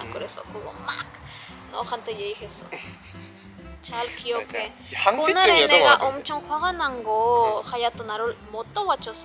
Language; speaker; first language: Korean; non-native, learner; Spanish